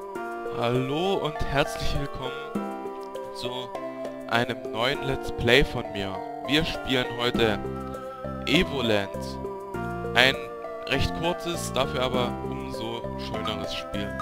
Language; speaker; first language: German; native; German